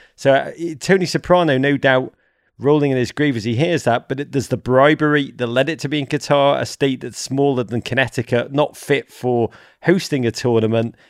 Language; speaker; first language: English; native; English